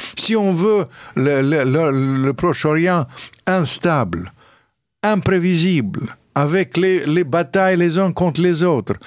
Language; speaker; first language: French; non-native, fluent; Russian